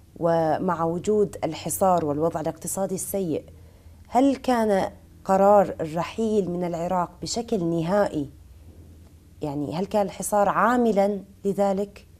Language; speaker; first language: Arabic; native; Arabic